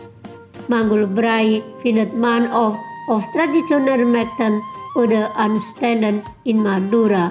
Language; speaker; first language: German; non-native, learner; Indonesian